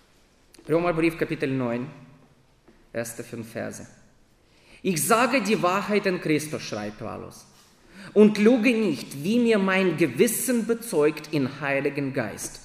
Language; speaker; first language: German; non-native, fluent; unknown